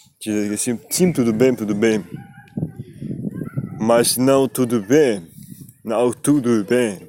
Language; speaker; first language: Portuguese; non-native, learner; Spanish